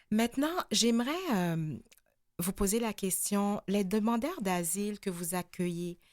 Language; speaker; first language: French; native; French